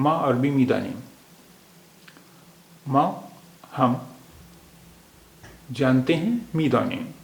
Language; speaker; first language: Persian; non-native, fluent; Urdu